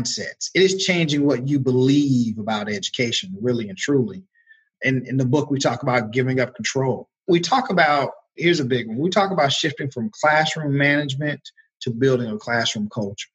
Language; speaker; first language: English; native; English